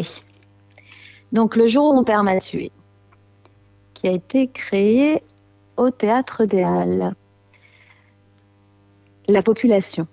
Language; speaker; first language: French; native; French